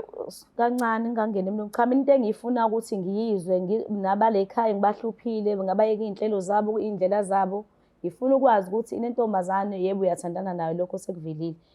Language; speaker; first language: Zulu; native; Zulu